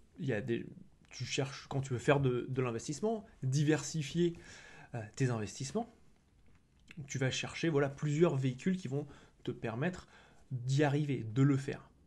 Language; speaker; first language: French; native; French